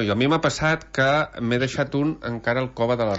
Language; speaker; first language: Catalan; native; Catalan